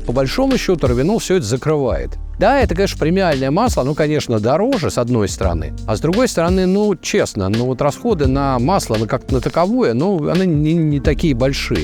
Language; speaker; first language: Russian; native; Russian